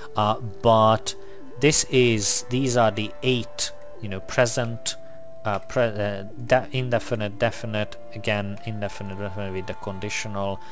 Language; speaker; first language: English; non-native, fluent; Hungarian